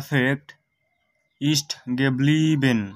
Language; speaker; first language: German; non-native, fluent; Bangla